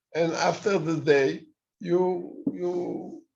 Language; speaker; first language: English; non-native, fluent; Hebrew